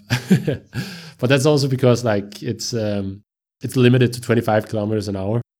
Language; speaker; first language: English; non-native, fluent; Danish